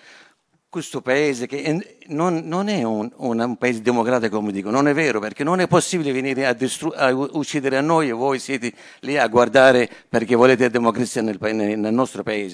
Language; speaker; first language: Italian; non-native, fluent; Arabic